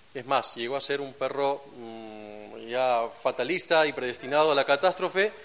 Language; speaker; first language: Spanish; native; Spanish